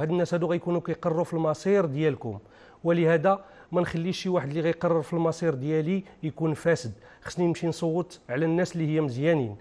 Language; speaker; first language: Arabic; native; Arabic